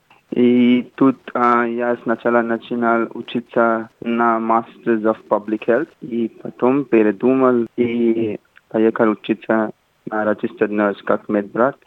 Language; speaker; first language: Russian; non-native, fluent; Hindi